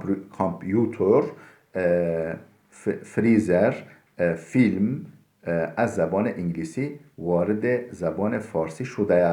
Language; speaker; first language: Persian; non-native, fluent; Turkish